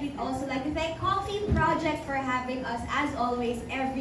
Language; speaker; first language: English; non-native, local second language; Filipino